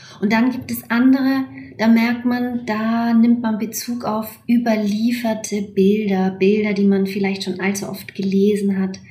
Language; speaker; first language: German; native; German